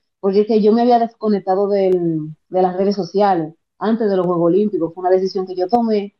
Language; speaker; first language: Spanish; native; Spanish